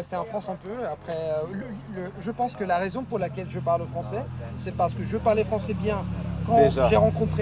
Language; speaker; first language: French; non-native, fluent; Italian